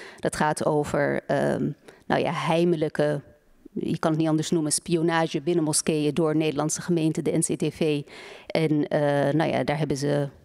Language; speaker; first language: Dutch; native; Dutch